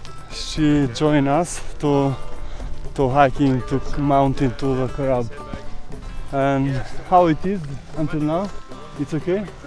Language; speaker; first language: English; non-native, learner; Albanian